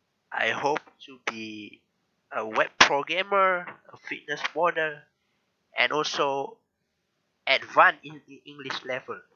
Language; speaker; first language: English; non-native, learner; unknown